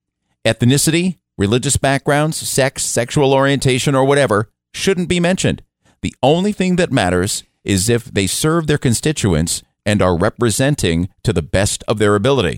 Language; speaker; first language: English; native; English